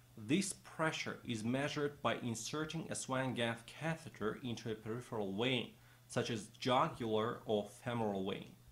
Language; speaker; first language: English; non-native, fluent; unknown